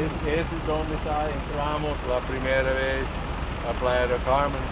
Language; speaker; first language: Spanish; non-native, learner; English